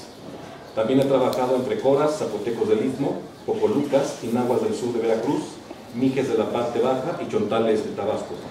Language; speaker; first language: Spanish; native; Spanish